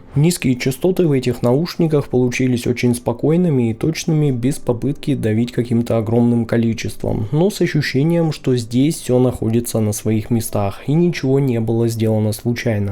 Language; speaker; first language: Russian; native; Russian